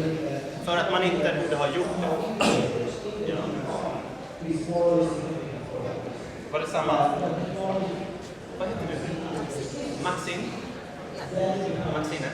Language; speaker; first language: Swedish; native; Swedish